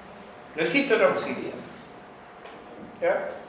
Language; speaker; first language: Spanish; native; Spanish